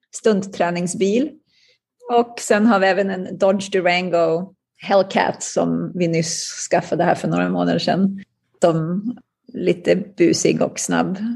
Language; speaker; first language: Swedish; native; Swedish